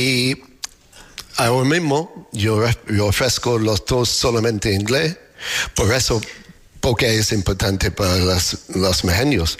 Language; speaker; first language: Spanish; non-native, learner; English